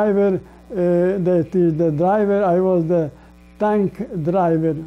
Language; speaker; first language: English; non-native, learner; Polish